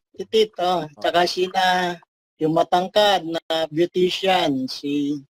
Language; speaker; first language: Filipino; native; Filipino